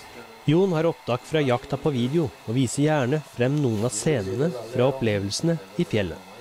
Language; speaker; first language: Norwegian; native; Norwegian